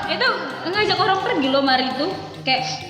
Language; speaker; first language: Malay; native; Malay